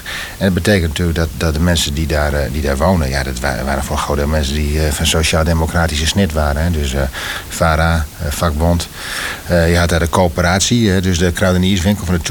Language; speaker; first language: Dutch; native; Dutch